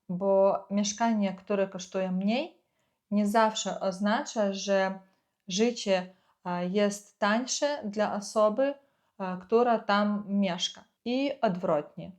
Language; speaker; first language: Polish; non-native, fluent; Ukrainian